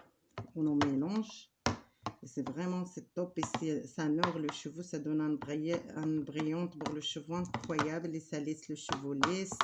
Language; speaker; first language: French; non-native, learner; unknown